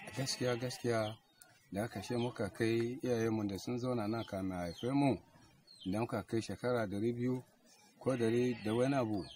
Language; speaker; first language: Hausa; non-native, local second language; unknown